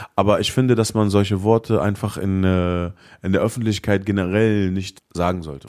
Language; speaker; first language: German; early bilingual, other home language; Arabic